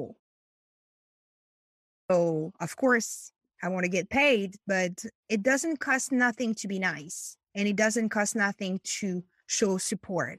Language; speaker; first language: English; non-native, fluent; French